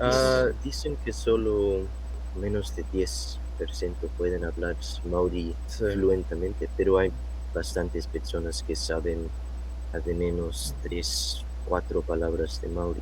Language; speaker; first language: Spanish; non-native, fluent; English